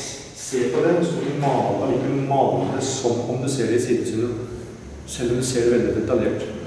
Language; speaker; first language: Norwegian; native; Norwegian